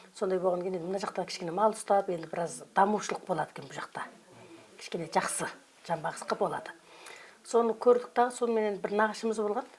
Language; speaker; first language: Kazakh; early bilingual, heritage; Kazakh